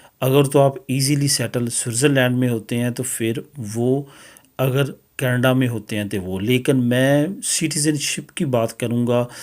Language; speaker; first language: Urdu; non-native, local second language; Punjabi